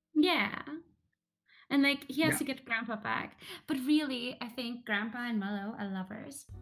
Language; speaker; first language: English; early bilingual, other home language; German